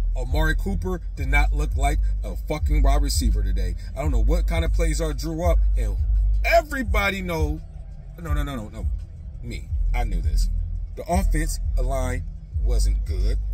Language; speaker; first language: English; native; English